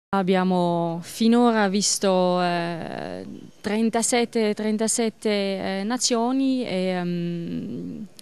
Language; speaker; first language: Italian; non-native, learner; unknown